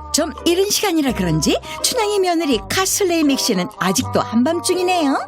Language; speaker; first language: Korean; native; Korean